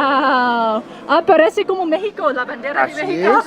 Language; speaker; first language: Spanish; non-native, learner; English